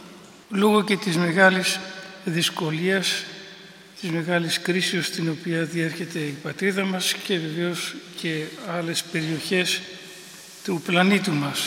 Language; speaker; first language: Greek; native; Greek